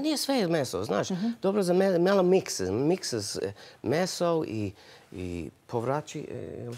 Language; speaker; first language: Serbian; non-native, learner; English